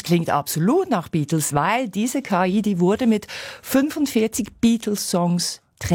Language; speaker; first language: German; native; German